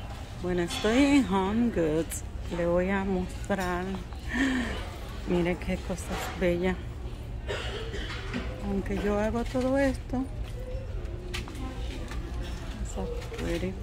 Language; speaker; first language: Spanish; early bilingual, heritage; Spanish